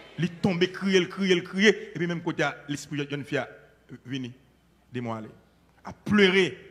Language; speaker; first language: French; non-native, local second language; Haitian Creole